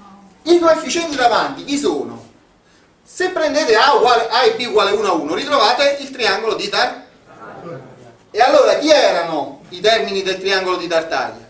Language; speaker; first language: Italian; native; Italian